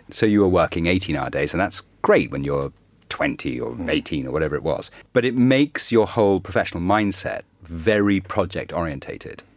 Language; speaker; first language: English; native; English